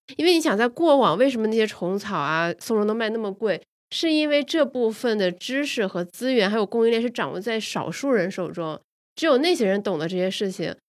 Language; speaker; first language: Chinese; native; Chinese